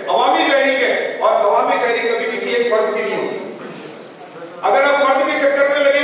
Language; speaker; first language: Hindi; non-native, local second language; Urdu